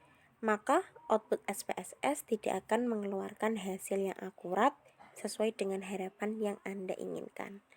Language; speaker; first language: Indonesian; native; Indonesian